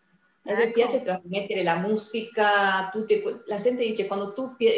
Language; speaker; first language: Italian; non-native, fluent; Spanish